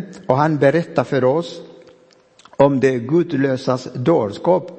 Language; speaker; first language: Swedish; non-native, fluent; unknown